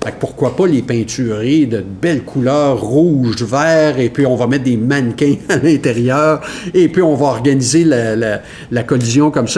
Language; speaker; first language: French; native; French